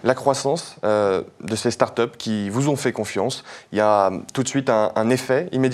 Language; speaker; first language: French; native; French